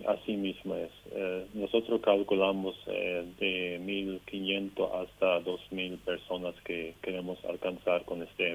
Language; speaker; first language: Spanish; non-native, local second language; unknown